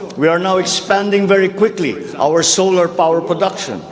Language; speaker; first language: English; non-native, local second language; Filipino